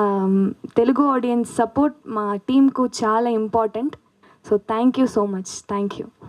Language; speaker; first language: Telugu; non-native, learner; Tamil